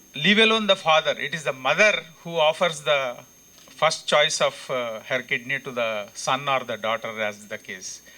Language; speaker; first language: English; non-native, local second language; Telugu